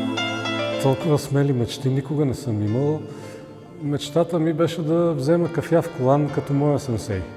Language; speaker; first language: Bulgarian; native; Bulgarian